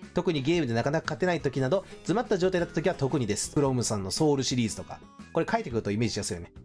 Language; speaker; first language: Japanese; native; Japanese